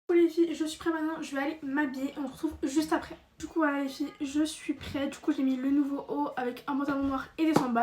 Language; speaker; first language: French; native; French